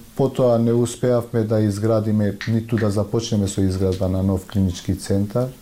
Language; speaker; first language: Macedonian; non-native, local second language; Albanian